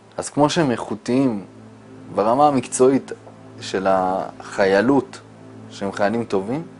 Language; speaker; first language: Hebrew; native; Hebrew